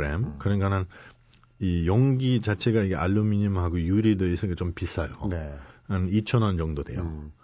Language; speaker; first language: Korean; non-native, fluent; German